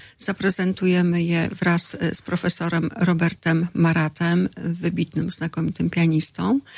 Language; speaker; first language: Polish; native; Polish